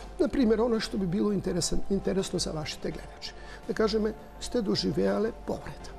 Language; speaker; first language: Macedonian; native; Macedonian